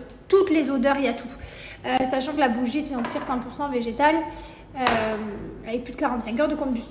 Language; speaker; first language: French; native; French